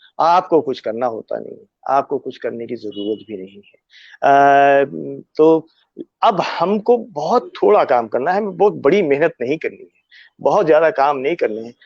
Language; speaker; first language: Urdu; native; Urdu